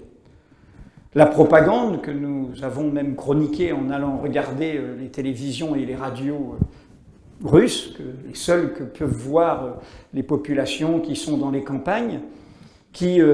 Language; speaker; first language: French; native; French